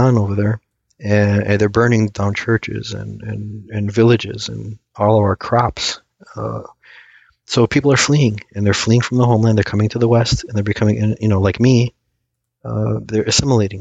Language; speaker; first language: English; early bilingual, other home language; Assyrian Neo-Aramaic